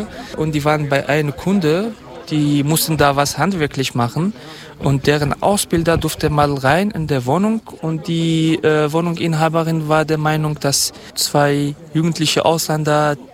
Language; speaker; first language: German; non-native, fluent; Kurdish